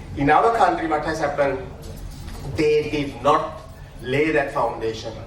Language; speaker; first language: English; non-native, local second language; Sinhala